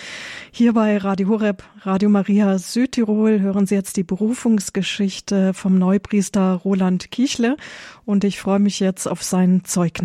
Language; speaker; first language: German; native; German